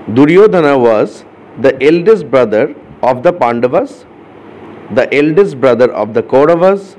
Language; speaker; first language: English; non-native, local second language; Bangla